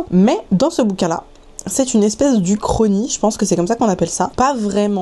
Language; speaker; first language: French; native; French